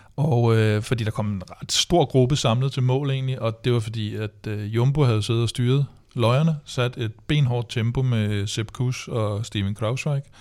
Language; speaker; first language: Danish; native; Danish